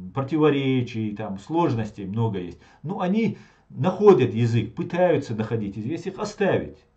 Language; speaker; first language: Russian; non-native, local second language; Chechen